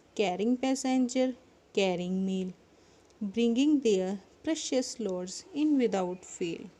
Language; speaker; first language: English; non-native, local second language; Punjabi